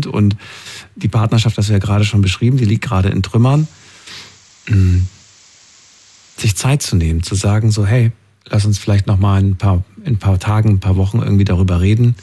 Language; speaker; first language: German; native; German